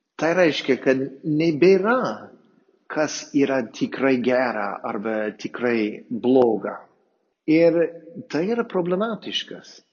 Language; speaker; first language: Lithuanian; non-native, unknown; English